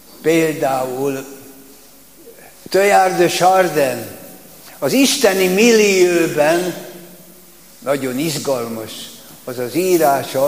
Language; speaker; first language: Hungarian; native; Hungarian